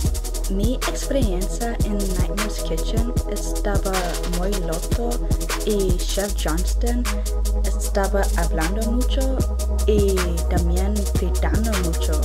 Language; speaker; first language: Spanish; non-native, learner; English